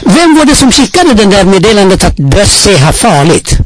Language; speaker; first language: Swedish; non-native, fluent; Amharic